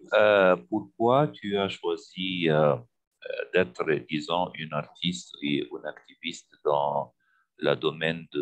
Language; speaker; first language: French; non-native, fluent; Arabic